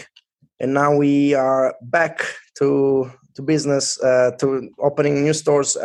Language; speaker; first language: English; non-native, fluent; Italian